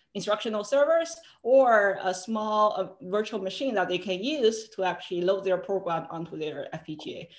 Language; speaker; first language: English; non-native, fluent; Chinese